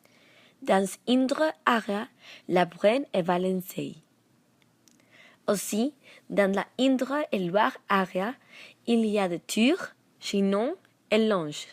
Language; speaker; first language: French; non-native, learner; Spanish